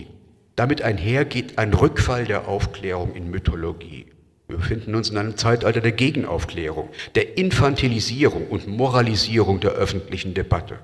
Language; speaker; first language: German; native; German